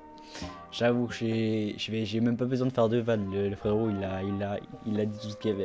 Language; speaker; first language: French; native; French